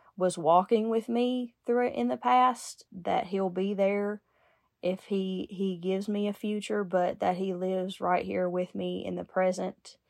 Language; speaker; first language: English; native; English